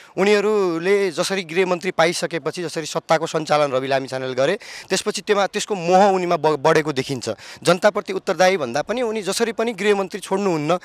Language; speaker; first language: Nepali; native; Nepali